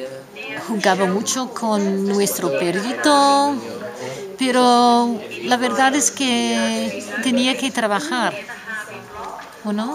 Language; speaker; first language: Spanish; non-native, fluent; English